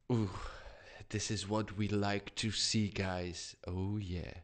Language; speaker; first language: English; non-native, fluent; Dutch